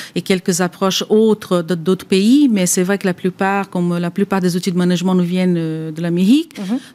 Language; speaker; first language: French; non-native, fluent; Portuguese